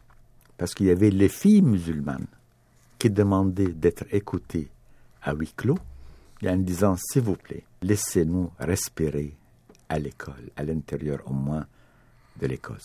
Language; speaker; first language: French; non-native, fluent; Arabic